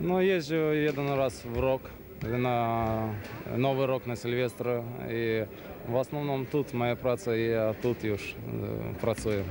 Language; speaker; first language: Polish; non-native, learner; Russian